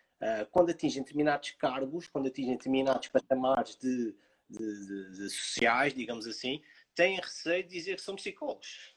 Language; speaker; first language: Portuguese; native; Portuguese